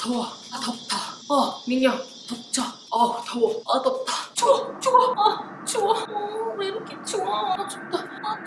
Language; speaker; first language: Korean; non-native, fluent; English